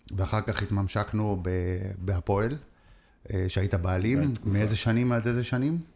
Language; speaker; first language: Hebrew; native; Hebrew